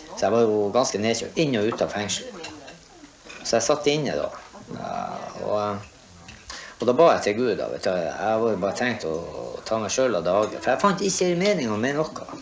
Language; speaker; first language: Norwegian; native; Norwegian